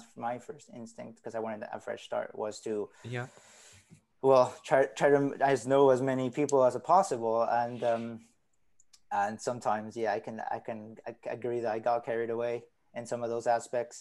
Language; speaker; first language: English; non-native, fluent; Spanish